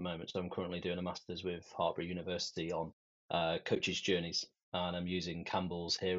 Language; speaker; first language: English; native; English